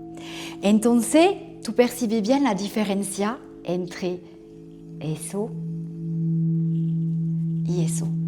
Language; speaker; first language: Spanish; non-native, fluent; French